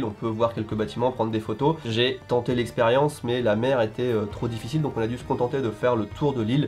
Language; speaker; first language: French; native; French